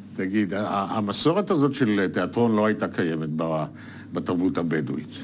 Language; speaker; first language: Hebrew; native; Hebrew